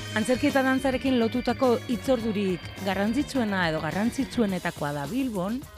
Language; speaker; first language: Basque; native; Basque